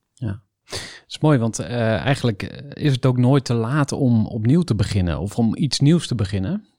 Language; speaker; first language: Dutch; native; Dutch